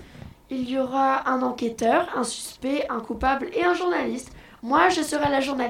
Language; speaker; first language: French; native; French